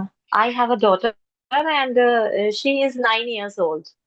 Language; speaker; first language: English; non-native, learner; Hindi